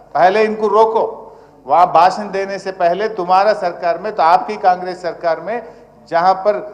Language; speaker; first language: Hindi; non-native, local second language; Telugu